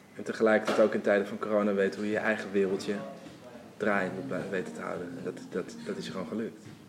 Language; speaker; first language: Dutch; native; Dutch